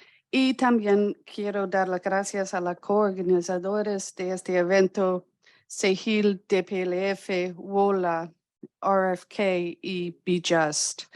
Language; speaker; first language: Spanish; non-native, fluent; English